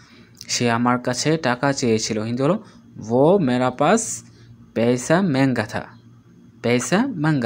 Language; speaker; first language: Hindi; non-native, learner; Bangla